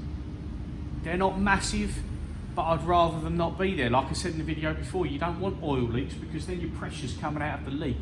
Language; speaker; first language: English; native; English